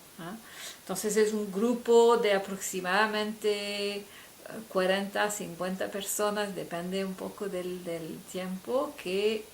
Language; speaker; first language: Spanish; non-native, fluent; French